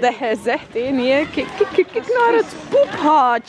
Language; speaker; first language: Dutch; native; Dutch